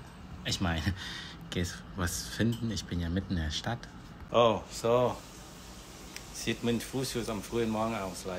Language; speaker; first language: German; non-native, fluent; Vietnamese